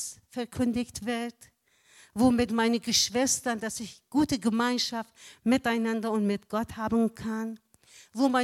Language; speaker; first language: German; non-native, fluent; Persian